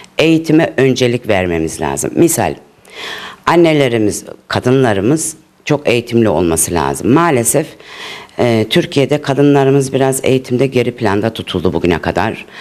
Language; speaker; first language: Turkish; early bilingual, heritage; Turkish